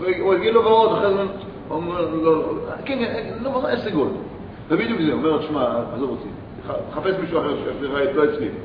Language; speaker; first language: Hebrew; native; Hebrew